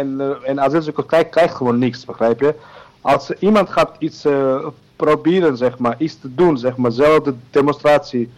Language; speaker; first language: Dutch; non-native, learner; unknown